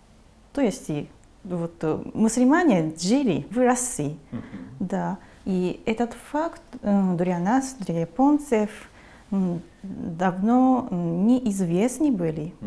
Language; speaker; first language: Russian; non-native, fluent; Japanese